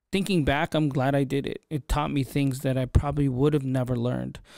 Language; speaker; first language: English; native; English